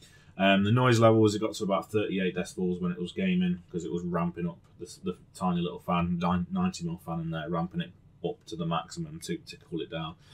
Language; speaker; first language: English; native; English